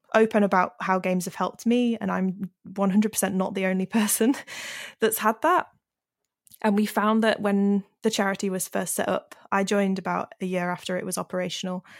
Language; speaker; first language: English; native; English